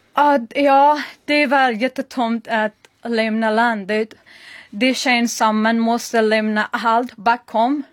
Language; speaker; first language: Swedish; non-native, learner; Persian